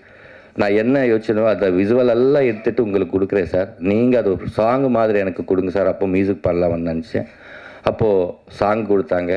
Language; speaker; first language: Tamil; non-native, learner; Telugu